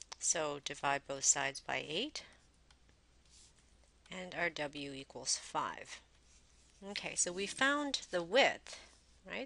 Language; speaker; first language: English; native; English